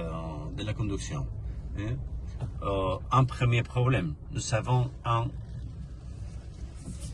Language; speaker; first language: French; non-native, learner; Spanish